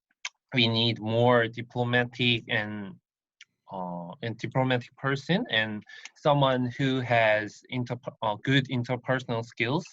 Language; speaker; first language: English; non-native, learner; Korean